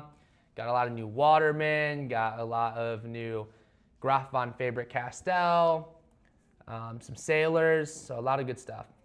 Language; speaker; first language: English; native; English